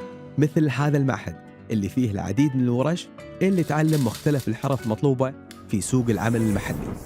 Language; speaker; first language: Arabic; native; Arabic